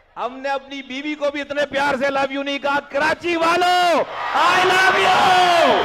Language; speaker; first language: Urdu; native; Urdu